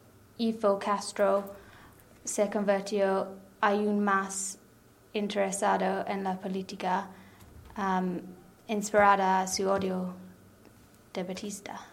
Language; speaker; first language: Spanish; non-native, learner; English